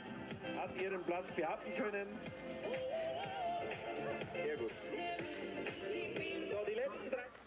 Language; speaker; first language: German; native; German